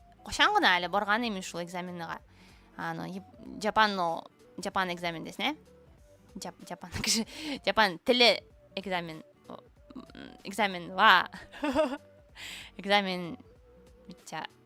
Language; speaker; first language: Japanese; non-native, learner; Russian